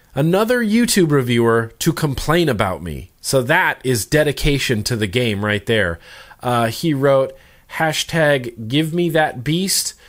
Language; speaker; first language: English; native; English